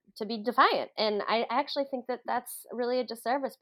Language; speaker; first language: English; native; English